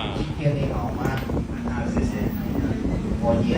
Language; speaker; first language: Chinese; non-native, learner; Khmer